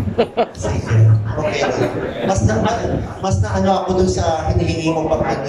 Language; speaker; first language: Filipino; native; Filipino